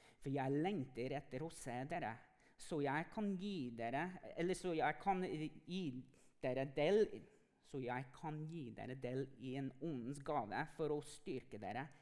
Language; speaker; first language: Norwegian; non-native, fluent; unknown